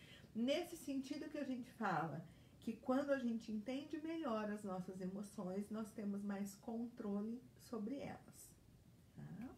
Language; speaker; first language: Portuguese; native; Portuguese